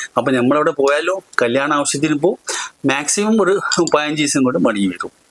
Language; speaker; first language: Malayalam; non-native, local second language; Gujarati